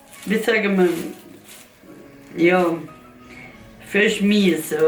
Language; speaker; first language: German; non-native, learner; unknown